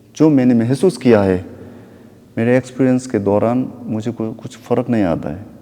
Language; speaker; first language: Hindi; non-native, local second language; Nepali